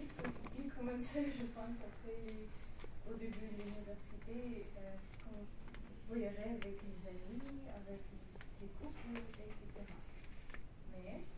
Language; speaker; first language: French; non-native, learner; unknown